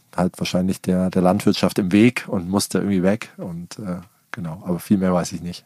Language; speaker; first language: German; native; German